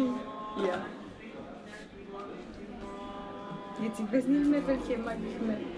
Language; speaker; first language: German; non-native, learner; Romanian